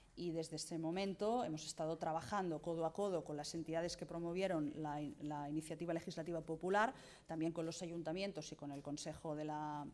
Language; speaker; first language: Spanish; non-native, local second language; Catalan